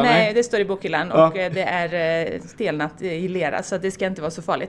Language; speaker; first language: Swedish; native; Swedish